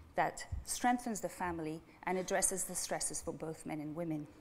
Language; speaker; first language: English; non-native, fluent; French